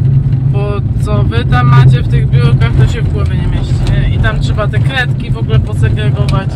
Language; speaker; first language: Polish; native; Polish